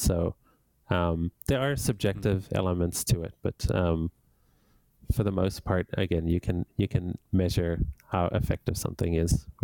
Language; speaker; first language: English; native; English